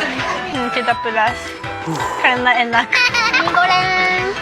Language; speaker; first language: Indonesian; non-native, learner; Japanese